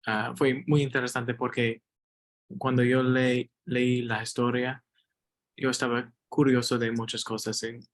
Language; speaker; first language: Spanish; non-native, learner; English